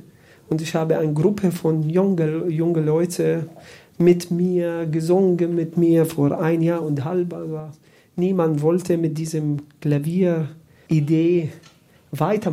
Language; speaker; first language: German; non-native, learner; Arabic